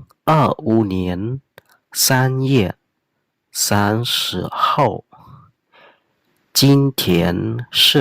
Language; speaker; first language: Chinese; non-native, fluent; Khmer